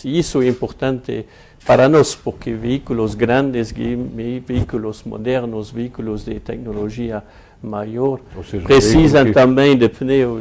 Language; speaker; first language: Portuguese; non-native, fluent; French